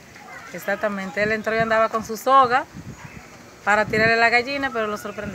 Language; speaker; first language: Spanish; native; Spanish